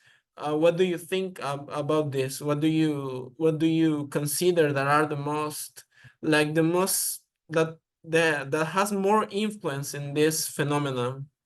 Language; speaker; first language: English; non-native, learner; Spanish